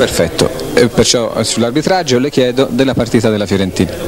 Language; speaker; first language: Italian; native; Italian